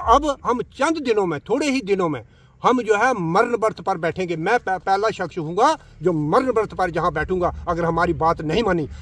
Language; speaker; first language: Hindi; native; Hindi